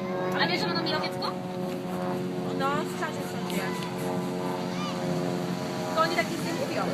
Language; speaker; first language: Polish; early bilingual, heritage; Polish